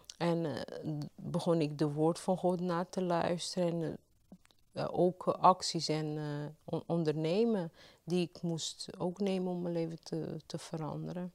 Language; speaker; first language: Dutch; non-native, fluent; Portuguese